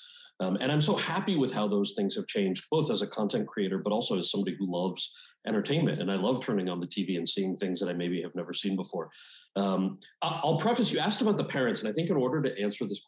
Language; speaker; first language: English; native; English